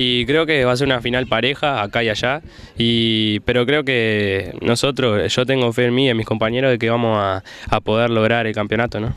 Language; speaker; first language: Spanish; native; Spanish